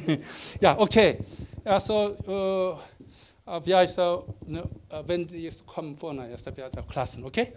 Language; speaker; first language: German; non-native, learner; Korean